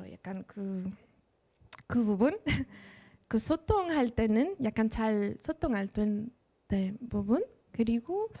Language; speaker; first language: Korean; non-native, fluent; Spanish